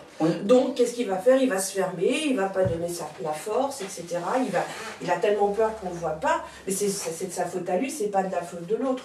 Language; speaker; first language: French; native; French